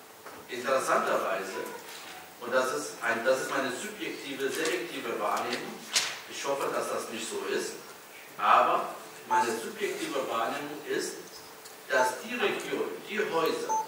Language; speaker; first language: German; early bilingual, other home language; Kurdish